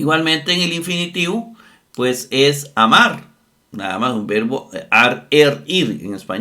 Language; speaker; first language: Spanish; native; Spanish